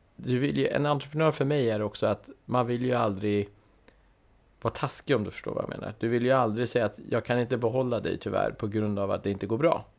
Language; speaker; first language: Swedish; early bilingual, other home language; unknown